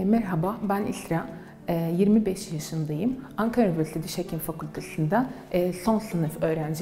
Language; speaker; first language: Turkish; non-native, fluent; Arabic